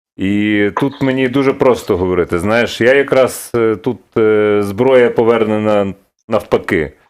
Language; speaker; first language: Ukrainian; non-native, local second language; Russian